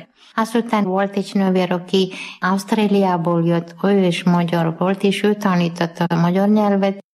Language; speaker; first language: Hungarian; non-native, learner; Malayalam